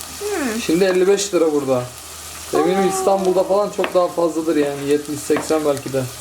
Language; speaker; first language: Turkish; native; Turkish